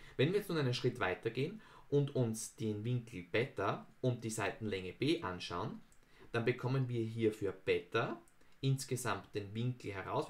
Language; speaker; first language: German; native; German